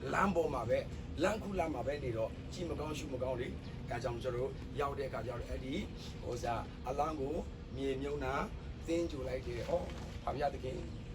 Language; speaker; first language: Burmese; non-native, local second language; S'gaw Karen